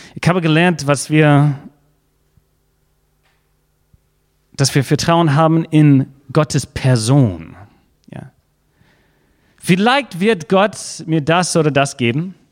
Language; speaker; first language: German; non-native, fluent; English